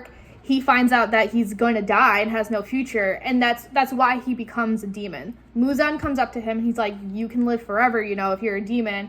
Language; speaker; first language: English; native; English